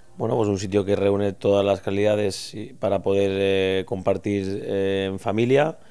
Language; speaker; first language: Spanish; native; Spanish